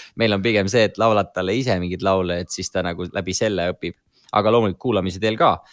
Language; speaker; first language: Estonian; native; Estonian